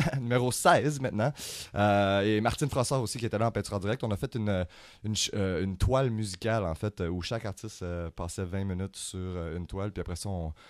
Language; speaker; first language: French; native; French